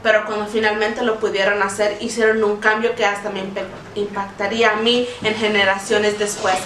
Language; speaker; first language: Spanish; early bilingual, heritage; Spanish